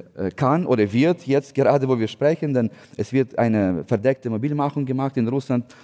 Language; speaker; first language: German; non-native, fluent; Ukrainian